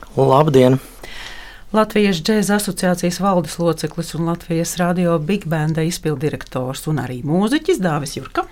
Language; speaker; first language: Latvian; native; Latvian